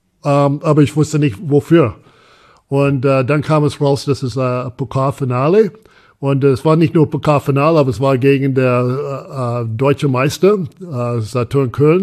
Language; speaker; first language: German; non-native, fluent; English